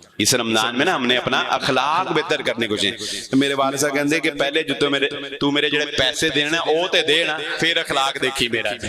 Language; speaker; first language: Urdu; non-native, local second language; Punjabi